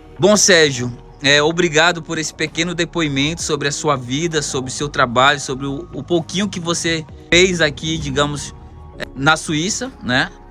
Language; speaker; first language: Portuguese; native; Portuguese